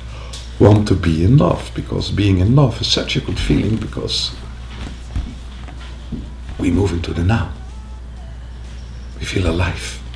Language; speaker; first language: English; non-native, fluent; Dutch